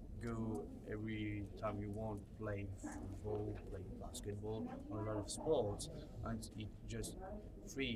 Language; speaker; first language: English; non-native, learner; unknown